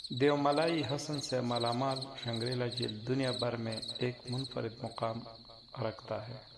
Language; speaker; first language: Urdu; non-native, local second language; Pashto